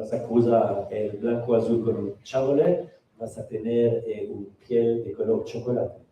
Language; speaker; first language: Spanish; non-native, fluent; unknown